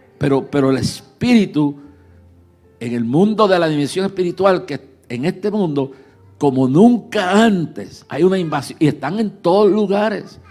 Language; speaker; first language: Spanish; early bilingual, heritage; Spanish